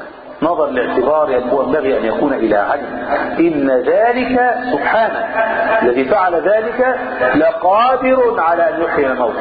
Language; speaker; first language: Arabic; native; Arabic